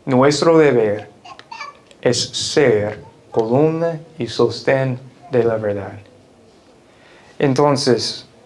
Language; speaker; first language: Spanish; non-native, fluent; English